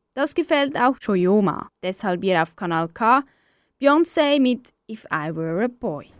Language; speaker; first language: German; native; German